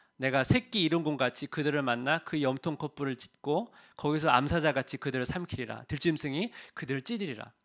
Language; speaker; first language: Korean; native; Korean